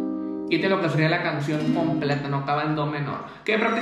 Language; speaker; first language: Spanish; native; Spanish